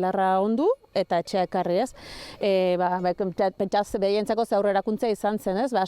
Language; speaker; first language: Basque; native; Basque